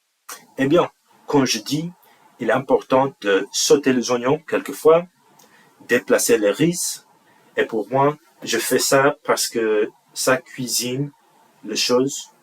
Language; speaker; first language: French; non-native, learner; English